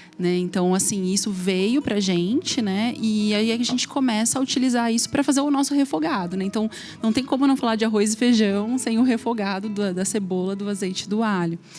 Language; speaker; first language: Portuguese; native; Portuguese